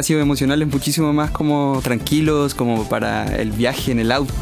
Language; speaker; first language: Spanish; native; Spanish